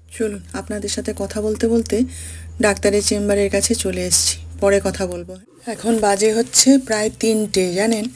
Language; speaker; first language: Bangla; early bilingual, other home language; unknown